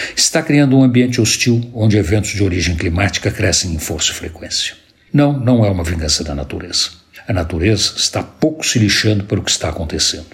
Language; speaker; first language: Portuguese; native; Portuguese